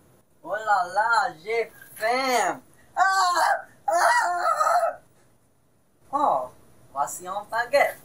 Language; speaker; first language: French; non-native, learner; English